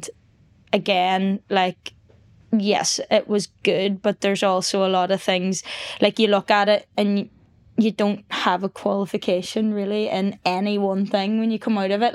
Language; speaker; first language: English; native; English